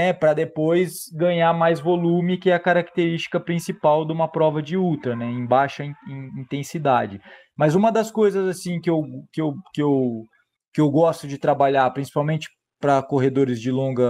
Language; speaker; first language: Portuguese; native; Portuguese